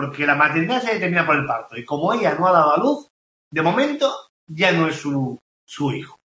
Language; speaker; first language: Spanish; native; Spanish